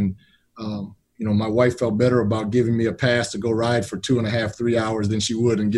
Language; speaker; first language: English; native; English